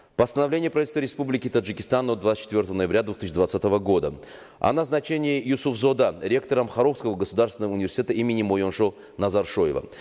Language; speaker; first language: Russian; non-native, local second language; Tajik